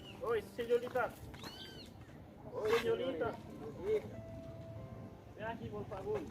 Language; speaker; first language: Portuguese; non-native, learner; Haitian Creole